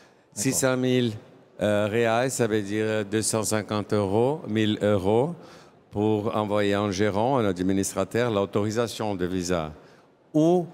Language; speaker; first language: French; non-native, fluent; Portuguese